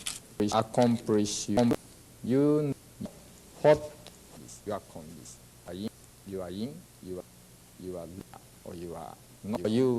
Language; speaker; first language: English; non-native, learner; Japanese